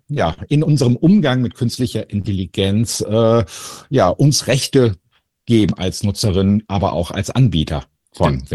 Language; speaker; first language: German; native; German